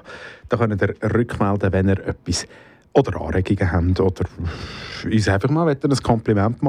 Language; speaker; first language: German; native; German